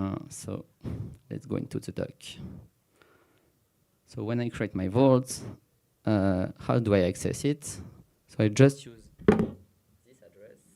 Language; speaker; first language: English; non-native, fluent; French